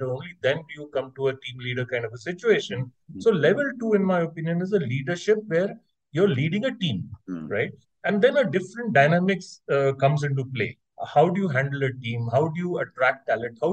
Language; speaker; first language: English; non-native, local second language; Hindi